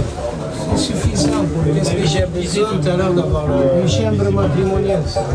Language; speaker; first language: French; non-native, learner; Romanian